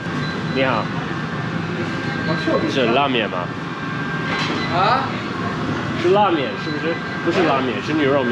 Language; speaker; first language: Chinese; non-native, fluent; English